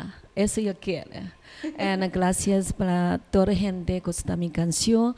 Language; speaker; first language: Spanish; non-native, learner; Chinese